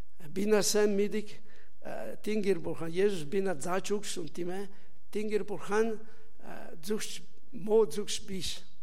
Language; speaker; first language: Mongolian; non-native, learner; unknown